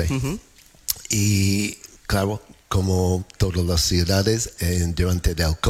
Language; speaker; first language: Spanish; non-native, learner; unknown